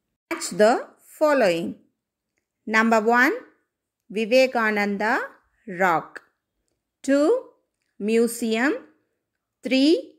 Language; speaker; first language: English; non-native, local second language; Tamil